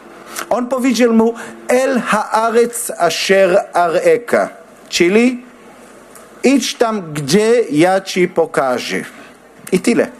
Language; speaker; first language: Polish; non-native, learner; Hebrew